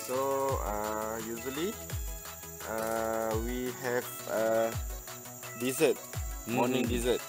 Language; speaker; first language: English; non-native, learner; Malay